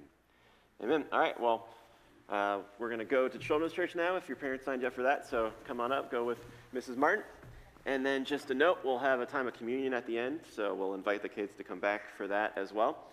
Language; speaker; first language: English; native; English